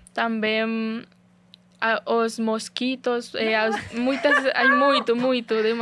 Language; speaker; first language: Portuguese; non-native, learner; Spanish